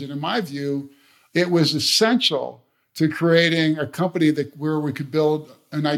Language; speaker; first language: English; native; English